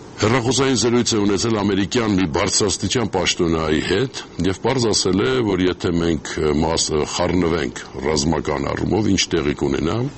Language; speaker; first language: Armenian; native; Armenian